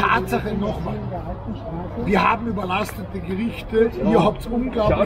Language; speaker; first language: German; native; German